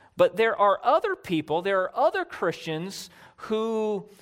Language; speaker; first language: English; native; English